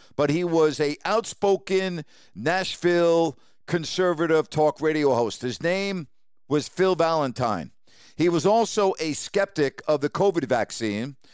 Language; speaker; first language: English; native; English